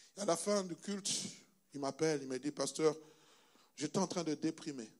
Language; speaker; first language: French; non-native, local second language; Lingala